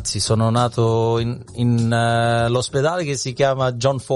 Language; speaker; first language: Italian; early bilingual, heritage; Italian